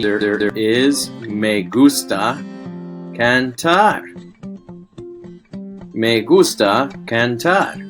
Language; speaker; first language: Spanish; non-native, fluent; English